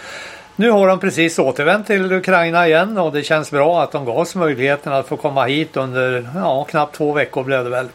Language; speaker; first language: Swedish; native; Swedish